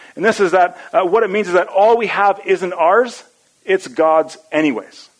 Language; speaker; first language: English; native; English